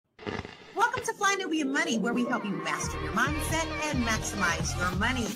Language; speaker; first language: English; native; English